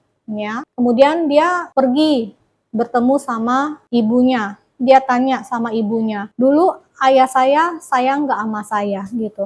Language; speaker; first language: Indonesian; native; Indonesian